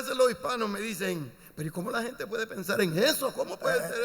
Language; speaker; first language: Spanish; native; Spanish